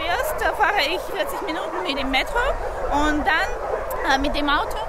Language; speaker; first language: German; non-native, learner; Russian